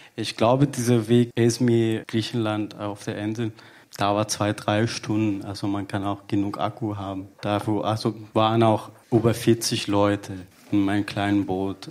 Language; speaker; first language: German; non-native, fluent; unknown